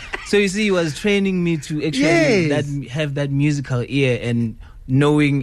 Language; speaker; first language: English; non-native, local second language; Zulu